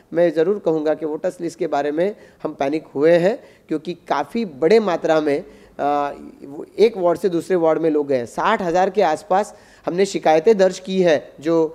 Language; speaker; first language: Hindi; non-native, local second language; Marathi